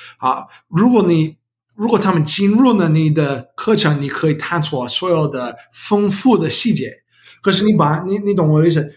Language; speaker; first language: Chinese; non-native, learner; English